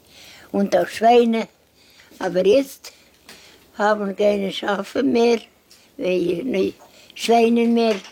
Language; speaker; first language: German; non-native, learner; Estonian